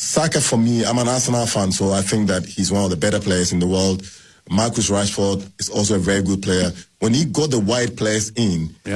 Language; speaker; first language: English; non-native, local second language; Akan